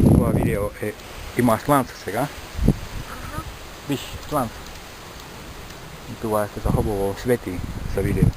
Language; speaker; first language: Bulgarian; non-native, learner; Finnish